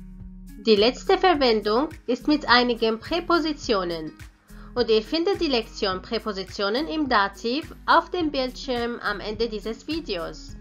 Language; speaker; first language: German; non-native, fluent; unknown